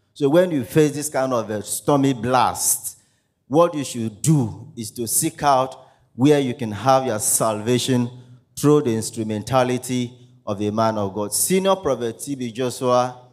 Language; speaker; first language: English; non-native, local second language; Ibibio